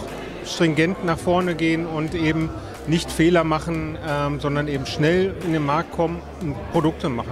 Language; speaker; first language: German; native; German